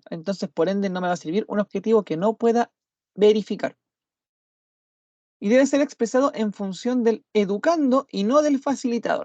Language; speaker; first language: Spanish; native; Spanish